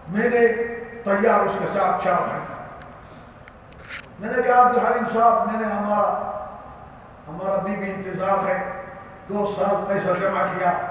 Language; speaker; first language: Urdu; non-native, learner; Arabic